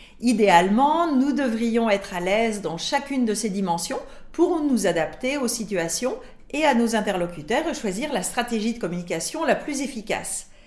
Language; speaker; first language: French; native; French